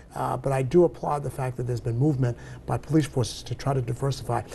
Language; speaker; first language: English; native; English